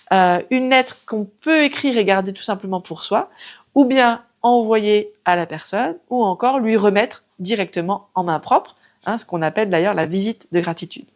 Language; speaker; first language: French; native; French